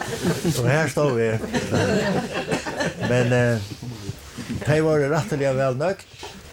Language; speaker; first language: Swedish; non-native, learner; Faroese